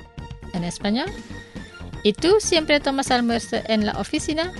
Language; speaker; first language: Spanish; non-native, learner; Indonesian